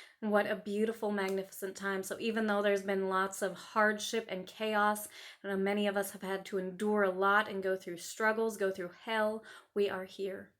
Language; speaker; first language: English; native; English